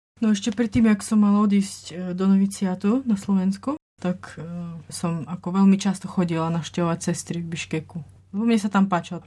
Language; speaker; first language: Slovak; non-native, fluent; Russian